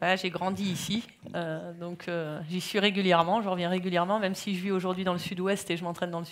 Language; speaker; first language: French; native; French